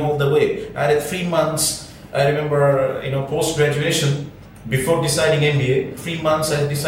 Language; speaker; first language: English; non-native, local second language; Bangla